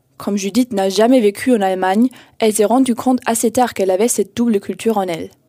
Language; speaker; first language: French; native; French